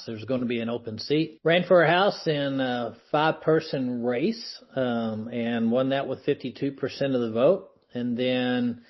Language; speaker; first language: English; native; English